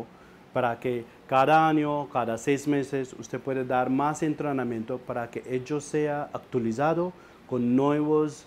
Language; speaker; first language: Spanish; non-native, fluent; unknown